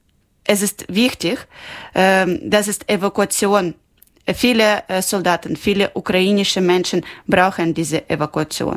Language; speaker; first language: German; non-native, local second language; Ukrainian